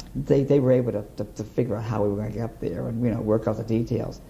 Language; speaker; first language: English; native; English